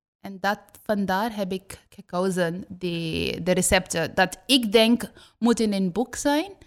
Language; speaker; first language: Dutch; non-native, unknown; Bangla